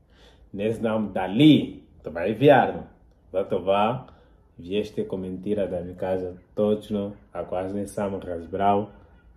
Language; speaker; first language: Bulgarian; non-native, learner; Portuguese